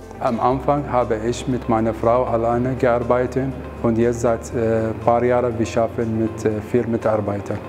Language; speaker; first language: German; non-native, fluent; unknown